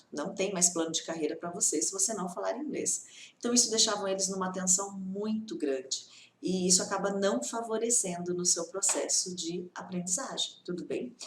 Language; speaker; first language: Portuguese; native; Portuguese